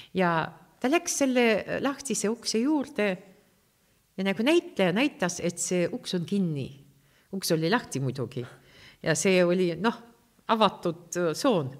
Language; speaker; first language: Estonian; non-native, local second language; Russian